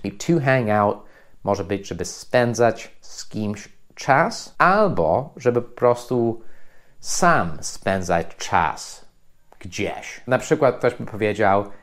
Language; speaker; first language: Polish; non-native, fluent; English